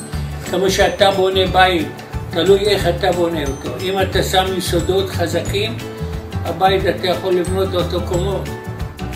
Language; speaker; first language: Hebrew; non-native, fluent; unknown